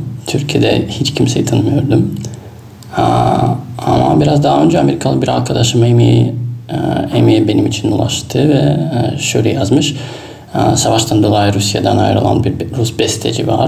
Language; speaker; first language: Turkish; non-native, fluent; Russian